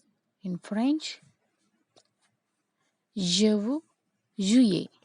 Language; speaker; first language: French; non-native, fluent; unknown